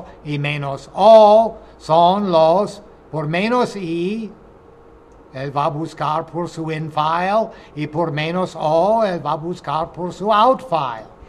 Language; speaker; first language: Spanish; non-native, fluent; English